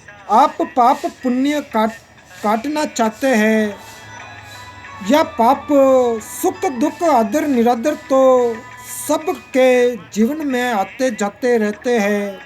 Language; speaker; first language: Hindi; native; Hindi